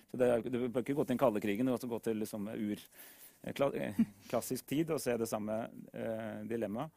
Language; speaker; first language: Norwegian; native; Norwegian